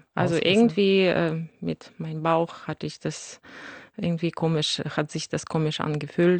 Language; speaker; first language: German; non-native, fluent; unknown